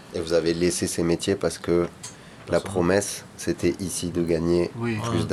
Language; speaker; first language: French; native; French